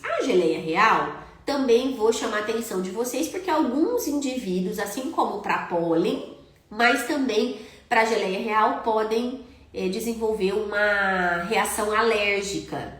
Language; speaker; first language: Portuguese; native; Portuguese